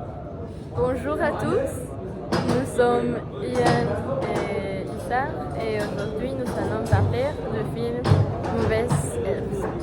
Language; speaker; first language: French; non-native, learner; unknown